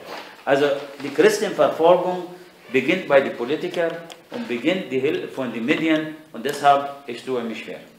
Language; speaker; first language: German; non-native, fluent; Arabic